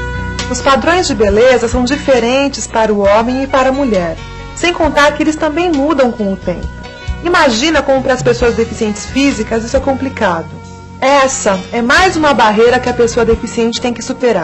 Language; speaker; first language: Portuguese; native; Portuguese